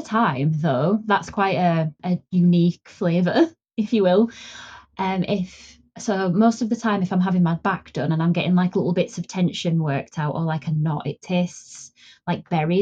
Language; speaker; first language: English; native; English